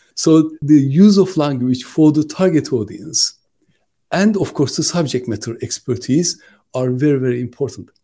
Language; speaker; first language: English; non-native, fluent; Turkish